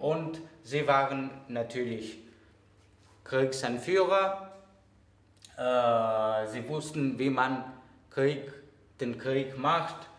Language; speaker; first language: German; non-native, fluent; Greek